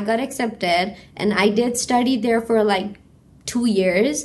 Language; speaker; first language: English; non-native, local second language; Nepali